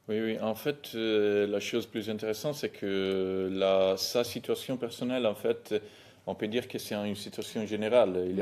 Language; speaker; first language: French; non-native, fluent; Italian